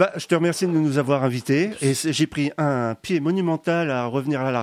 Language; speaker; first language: French; native; French